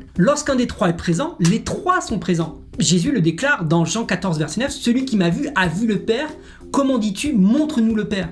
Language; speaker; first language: French; native; French